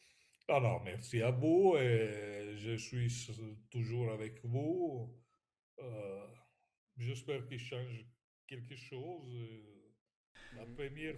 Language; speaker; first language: French; non-native, fluent; Italian